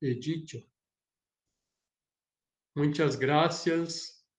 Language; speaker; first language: Spanish; non-native, learner; Portuguese